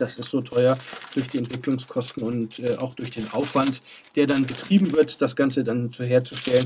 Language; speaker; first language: German; native; German